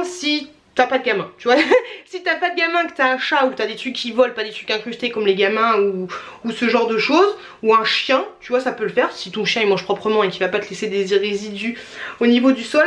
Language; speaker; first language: French; native; French